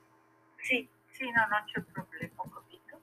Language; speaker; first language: Italian; non-native, fluent; Spanish